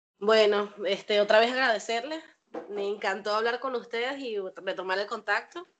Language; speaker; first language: Spanish; native; Spanish